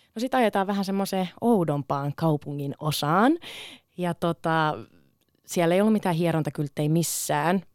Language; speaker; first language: Finnish; early bilingual, other home language; Sinhala